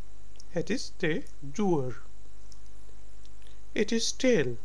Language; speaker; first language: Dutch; non-native, learner; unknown